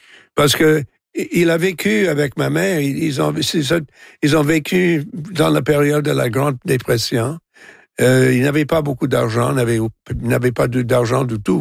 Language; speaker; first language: French; non-native, local second language; English